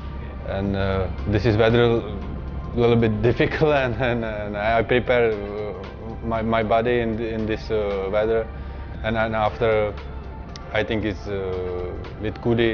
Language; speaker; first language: English; non-native, learner; Czech